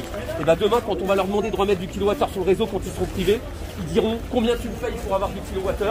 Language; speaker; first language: French; native; French